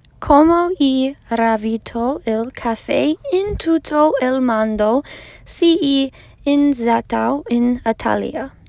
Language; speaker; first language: Italian; non-native, learner; English